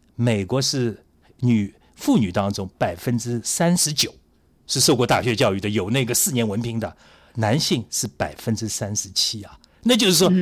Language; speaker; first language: Chinese; native; Chinese